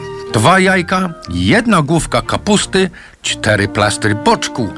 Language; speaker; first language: Polish; non-native, learner; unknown